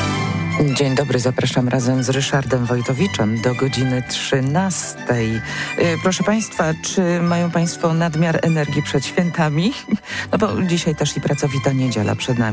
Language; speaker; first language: Polish; native; Polish